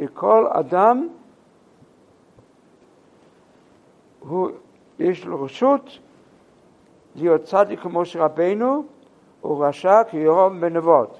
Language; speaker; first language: Hebrew; non-native, fluent; English